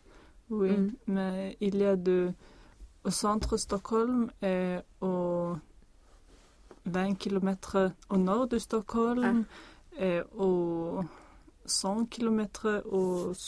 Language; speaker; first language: French; non-native, learner; Swedish